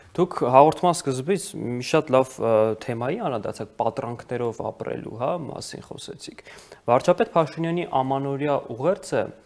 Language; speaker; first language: Armenian; native; Armenian